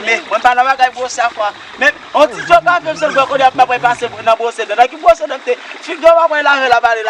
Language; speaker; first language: Haitian Creole; native; Haitian Creole